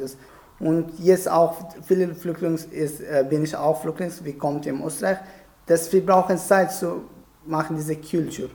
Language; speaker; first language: German; non-native, learner; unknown